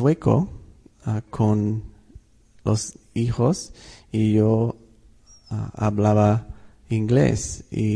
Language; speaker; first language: Spanish; non-native, fluent; English